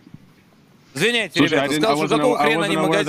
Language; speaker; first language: Russian; native; Russian